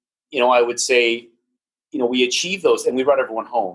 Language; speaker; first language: English; native; English